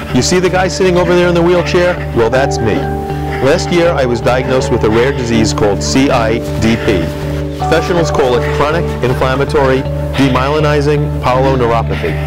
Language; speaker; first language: English; native; English